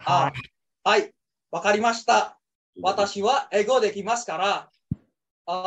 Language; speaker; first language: Japanese; non-native, learner; Indonesian